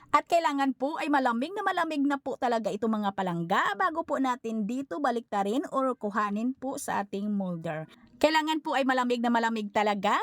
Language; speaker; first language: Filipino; non-native, local second language; Cebuano